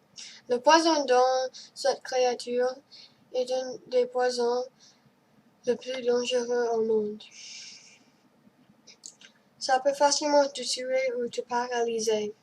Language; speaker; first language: French; non-native, learner; English